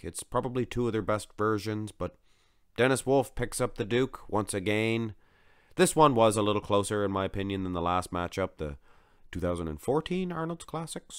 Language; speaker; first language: English; native; English